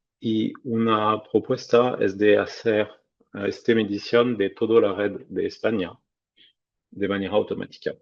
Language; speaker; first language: Spanish; non-native, fluent; French